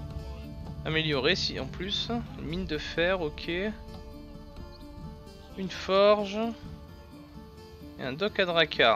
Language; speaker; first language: French; native; French